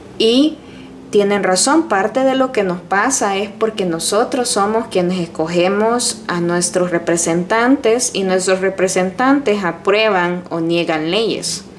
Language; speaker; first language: Spanish; native; Spanish